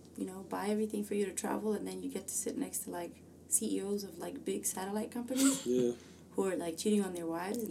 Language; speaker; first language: English; early bilingual, other home language; Amharic